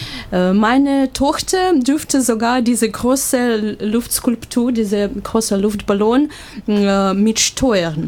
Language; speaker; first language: German; non-native, learner; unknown